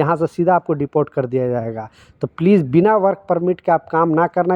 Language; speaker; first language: Hindi; native; Hindi